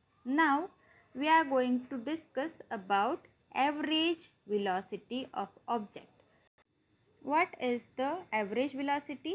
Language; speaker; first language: English; non-native, local second language; Marathi